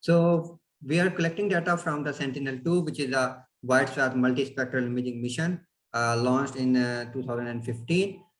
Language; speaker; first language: English; non-native, fluent; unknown